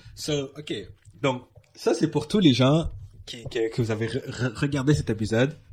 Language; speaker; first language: French; native; French